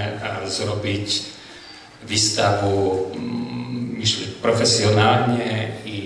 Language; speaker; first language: Polish; non-native, learner; Slovak